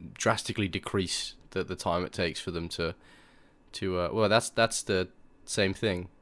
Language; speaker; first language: English; native; English